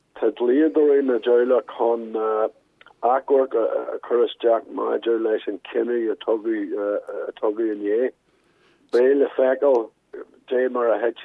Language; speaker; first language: Irish; non-native, local second language; English